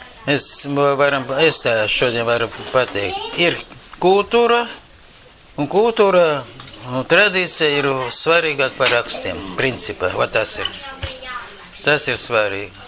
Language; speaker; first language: Latvian; non-native, local second language; Russian